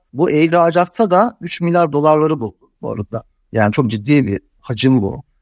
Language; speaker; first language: Turkish; native; Turkish